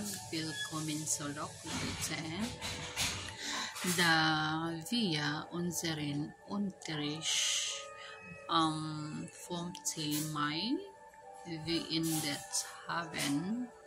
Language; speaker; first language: German; non-native, learner; Filipino